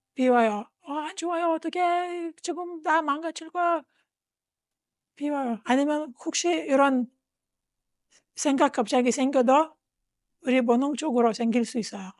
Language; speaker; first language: Korean; non-native, fluent; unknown